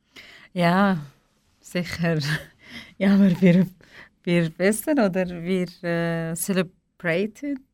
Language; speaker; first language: German; non-native, learner; Arabic